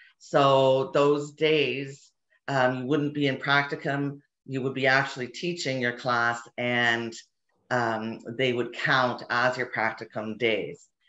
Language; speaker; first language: English; native; English